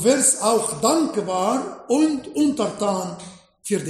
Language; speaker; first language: German; non-native, fluent; Arabic